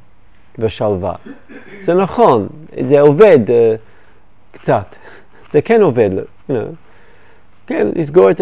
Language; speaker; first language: Hebrew; non-native, fluent; English